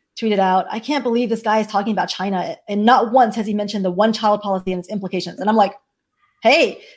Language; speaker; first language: English; early bilingual, other home language; Chinese